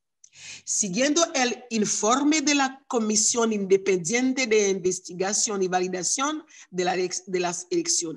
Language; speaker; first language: Spanish; non-native, learner; Haitian Creole